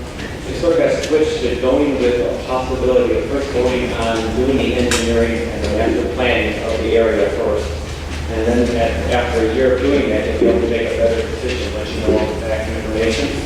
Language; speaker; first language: English; native; English